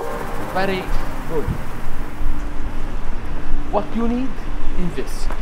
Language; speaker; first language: English; non-native, learner; Arabic